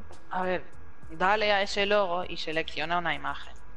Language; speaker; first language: Spanish; native; Spanish